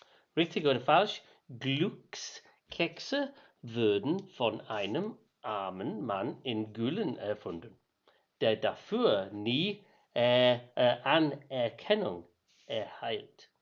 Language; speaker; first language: German; non-native, learner; English